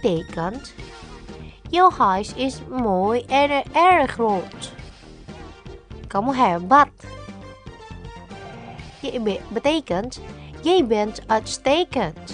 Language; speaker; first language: Dutch; non-native, learner; Indonesian